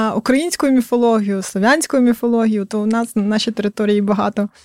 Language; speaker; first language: Ukrainian; native; Ukrainian